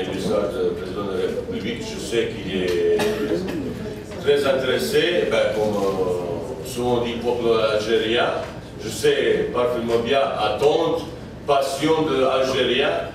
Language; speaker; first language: French; non-native, fluent; Bosnian